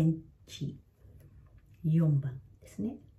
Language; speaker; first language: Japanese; non-native, fluent; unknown